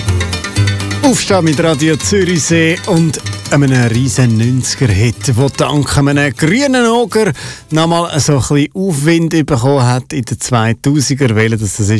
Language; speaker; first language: German; native; German